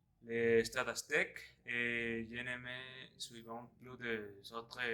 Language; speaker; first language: French; non-native, learner; Spanish